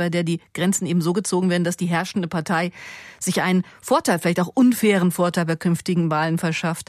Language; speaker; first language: German; native; German